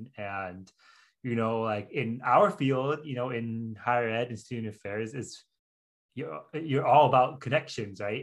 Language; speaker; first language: English; non-native, local second language; Cantonese